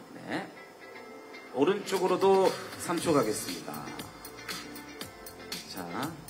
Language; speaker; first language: Korean; native; Korean